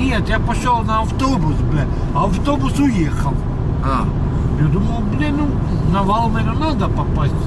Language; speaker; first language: Russian; native; Russian